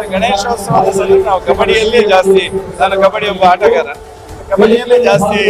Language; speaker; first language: Kannada; native; Kannada